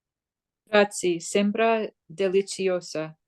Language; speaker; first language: Italian; non-native, learner; English